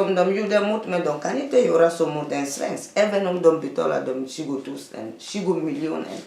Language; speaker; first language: Swedish; non-native, fluent; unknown